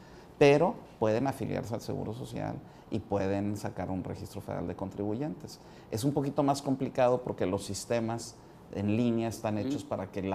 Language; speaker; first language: Spanish; native; Spanish